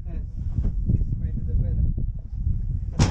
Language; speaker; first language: English; non-native, learner; Finnish